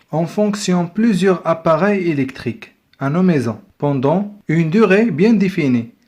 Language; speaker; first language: French; non-native, local second language; Arabic